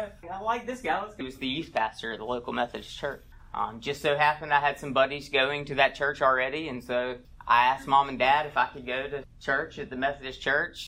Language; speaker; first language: English; native; English